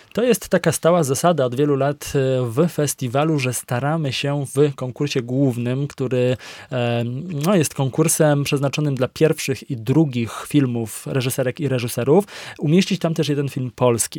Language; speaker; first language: Polish; native; Polish